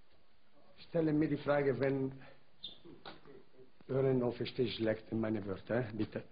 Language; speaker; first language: German; non-native, learner; Italian